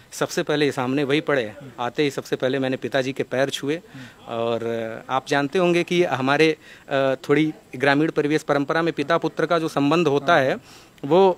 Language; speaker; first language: Hindi; native; Hindi